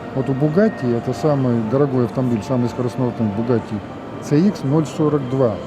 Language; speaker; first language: Russian; native; Russian